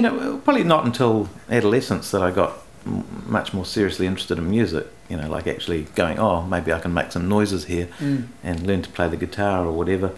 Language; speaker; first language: English; non-native, local second language; Greek